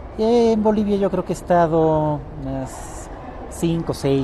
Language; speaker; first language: Spanish; native; Spanish